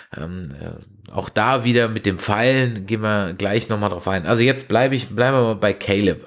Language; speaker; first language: German; native; German